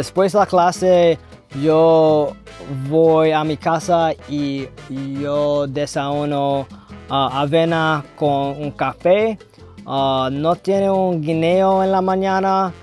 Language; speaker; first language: Spanish; non-native, learner; English